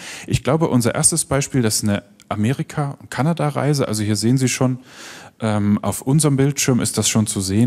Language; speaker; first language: German; native; German